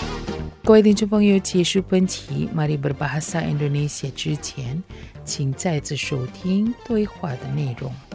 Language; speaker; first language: Chinese; non-native, fluent; Indonesian